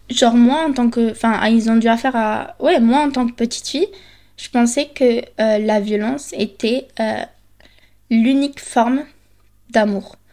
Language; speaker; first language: French; early bilingual, other home language; Spanish